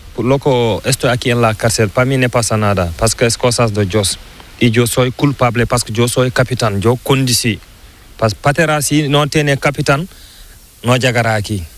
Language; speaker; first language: Spanish; non-native, learner; Fula